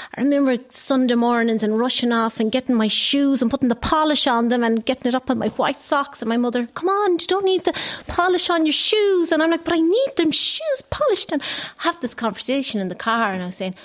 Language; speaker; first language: English; non-native, local second language; Irish